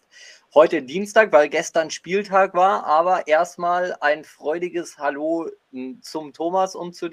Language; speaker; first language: German; native; German